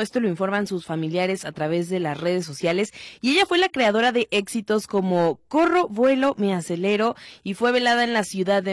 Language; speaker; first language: Spanish; native; Spanish